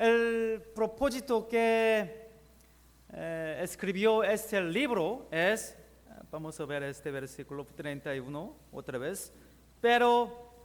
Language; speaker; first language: Spanish; non-native, learner; Korean